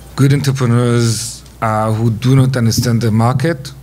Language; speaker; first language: English; non-native, fluent; Hebrew